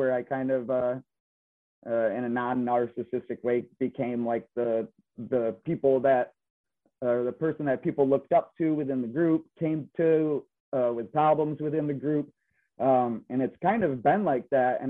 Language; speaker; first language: English; native; English